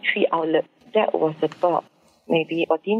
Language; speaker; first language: English; non-native, local second language; Min Nan Chinese